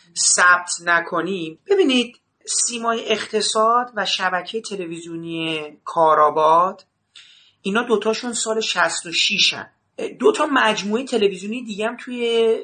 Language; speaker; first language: Persian; native; Persian